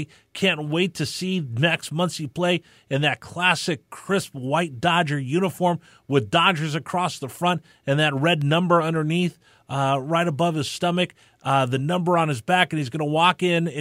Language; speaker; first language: English; native; English